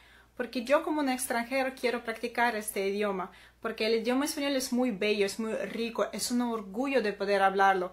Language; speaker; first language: Spanish; non-native, fluent; Ukrainian